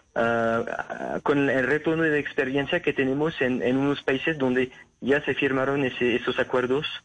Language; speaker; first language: Spanish; non-native, fluent; French